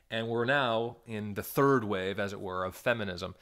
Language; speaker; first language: English; native; English